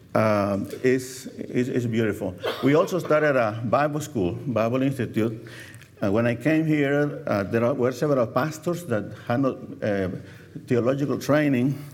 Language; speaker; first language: English; non-native, fluent; Spanish